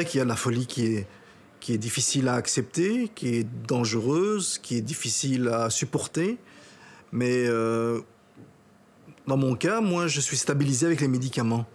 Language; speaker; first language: French; native; French